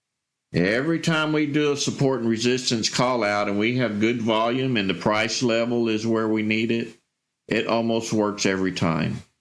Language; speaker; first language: English; native; English